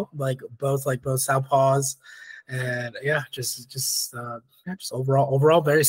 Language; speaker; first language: English; native; English